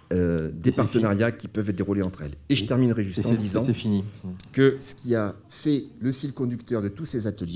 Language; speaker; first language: French; native; French